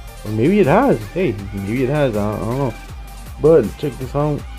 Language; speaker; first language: English; early bilingual, other home language; Spanish